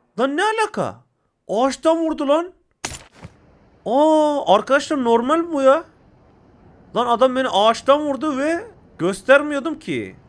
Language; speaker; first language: Turkish; native; Turkish